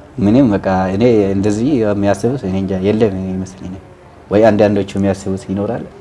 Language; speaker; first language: Amharic; non-native, local second language; Oromo